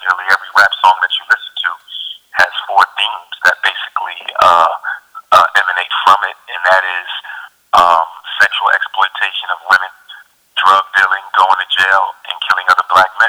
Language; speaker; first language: English; native; English